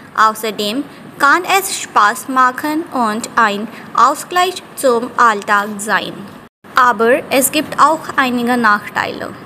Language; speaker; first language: German; non-native, fluent; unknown